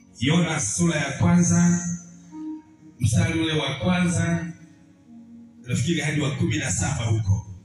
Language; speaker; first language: Swahili; native; Swahili